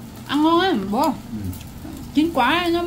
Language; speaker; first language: Korean; non-native, learner; Vietnamese